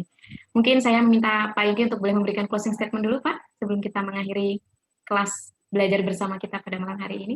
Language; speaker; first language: Indonesian; native; Indonesian